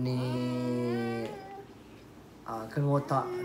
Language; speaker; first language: Chinese; non-native, learner; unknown